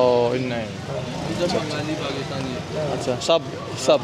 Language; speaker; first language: Hindi; non-native, learner; Bangla